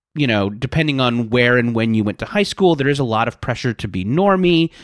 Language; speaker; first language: English; native; English